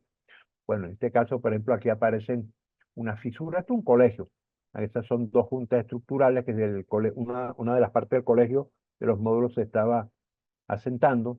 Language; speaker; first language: Spanish; native; Spanish